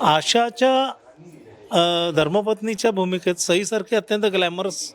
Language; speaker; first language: Marathi; native; Marathi